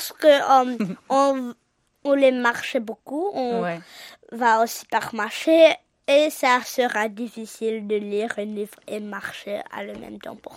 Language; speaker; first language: French; early bilingual, heritage; English